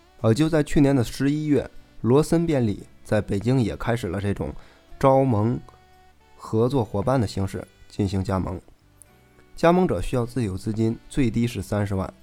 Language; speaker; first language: Chinese; native; Chinese